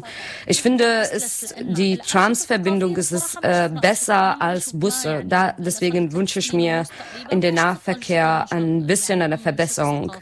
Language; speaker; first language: German; non-native, learner; Arabic